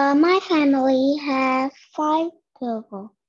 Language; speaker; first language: English; non-native, learner; Vietnamese